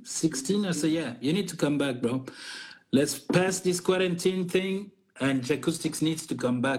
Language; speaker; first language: English; non-native, fluent; Portuguese